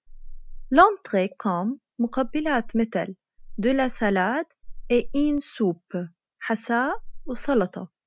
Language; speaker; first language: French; non-native, fluent; Arabic